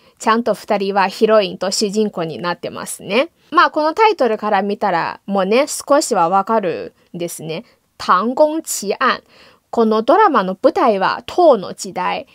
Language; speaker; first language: Japanese; non-native, fluent; Chinese